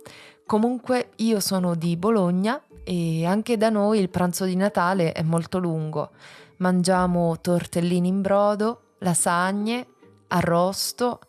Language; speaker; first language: Italian; native; Italian